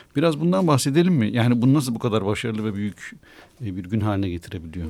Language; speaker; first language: Turkish; native; Turkish